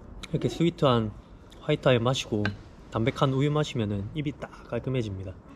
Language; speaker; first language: Korean; native; Korean